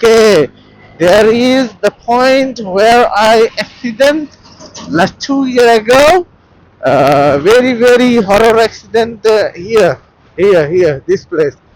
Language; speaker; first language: English; non-native, local second language; Bangla